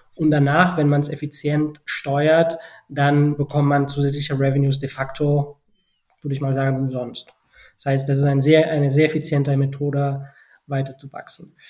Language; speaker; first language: German; non-native, fluent; Spanish